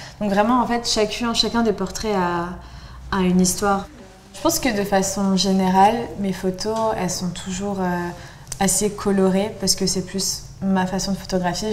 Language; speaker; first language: French; early bilingual, other home language; Spanish